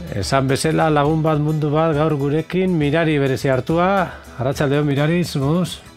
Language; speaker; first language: Basque; native; Basque